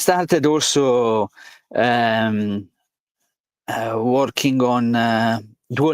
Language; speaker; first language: English; non-native, learner; Italian